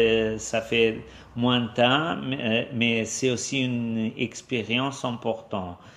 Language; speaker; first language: French; non-native, fluent; Portuguese